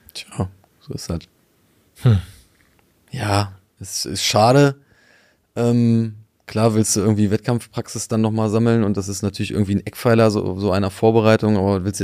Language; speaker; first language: German; native; German